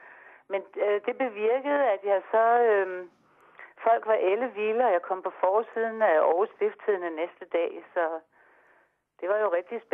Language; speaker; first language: Danish; native; Danish